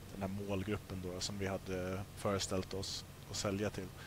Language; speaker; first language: Swedish; native; Swedish